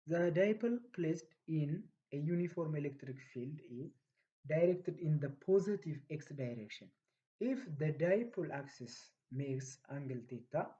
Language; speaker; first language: English; non-native, local second language; Amharic